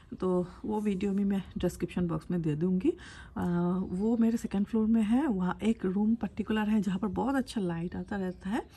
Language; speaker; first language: Hindi; non-native, local second language; Assamese